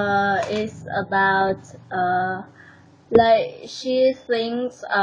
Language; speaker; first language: English; non-native, learner; Vietnamese